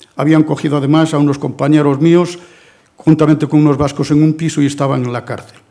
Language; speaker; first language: Spanish; non-native, local second language; Galician